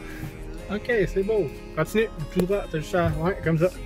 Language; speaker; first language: French; native; French